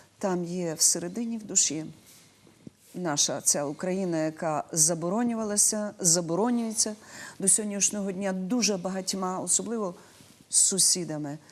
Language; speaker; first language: Ukrainian; native; Ukrainian